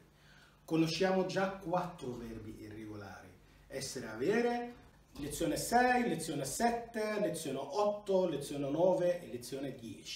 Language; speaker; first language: Italian; non-native, fluent; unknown